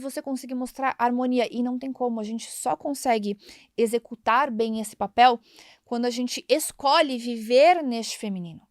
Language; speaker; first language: Portuguese; native; Portuguese